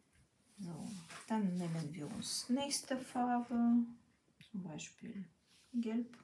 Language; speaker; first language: German; non-native, fluent; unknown